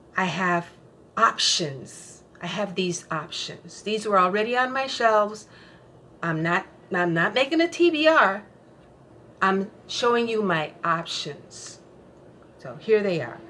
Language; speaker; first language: English; non-native, fluent; Spanish